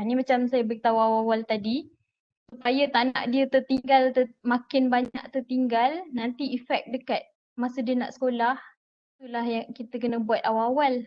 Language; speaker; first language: Malay; native; Malay